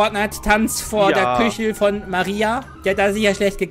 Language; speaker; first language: German; native; German